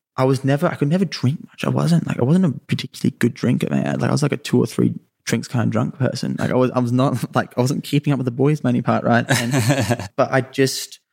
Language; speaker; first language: English; native; English